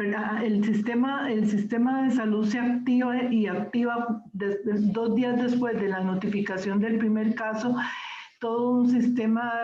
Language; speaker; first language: Spanish; native; Spanish